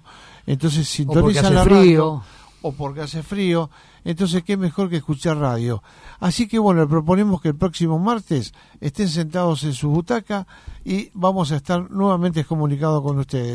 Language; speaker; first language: Spanish; native; Spanish